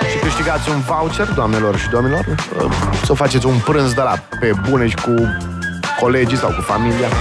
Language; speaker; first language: Romanian; native; Romanian